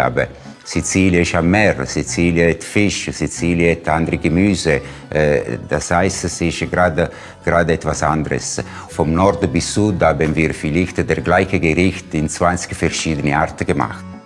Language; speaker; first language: German; non-native, fluent; Italian